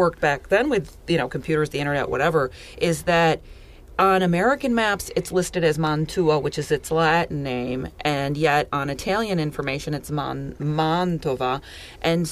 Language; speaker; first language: English; native; English